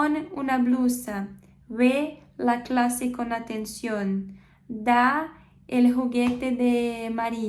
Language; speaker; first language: Spanish; non-native, fluent; Portuguese